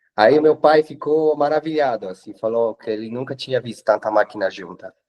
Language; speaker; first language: Portuguese; non-native, fluent; Spanish